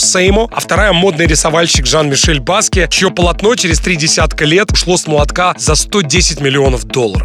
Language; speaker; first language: Russian; native; Russian